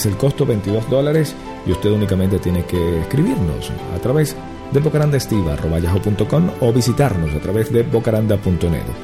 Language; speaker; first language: Spanish; native; Spanish